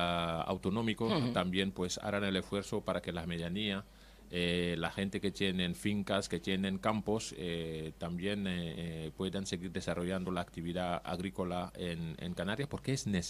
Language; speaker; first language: Spanish; native; Spanish